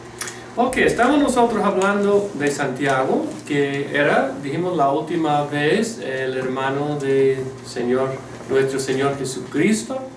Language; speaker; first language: Spanish; non-native, fluent; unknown